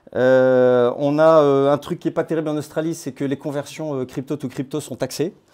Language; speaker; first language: French; native; French